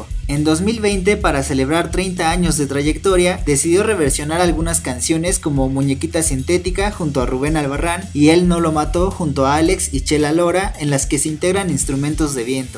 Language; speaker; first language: Spanish; native; Spanish